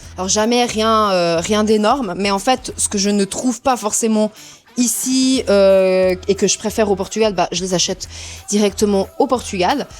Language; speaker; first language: French; early bilingual, other home language; Portuguese